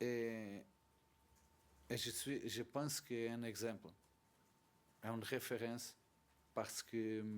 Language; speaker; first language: French; non-native, learner; Portuguese